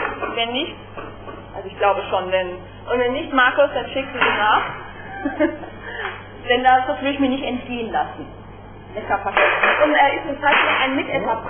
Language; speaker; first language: German; native; German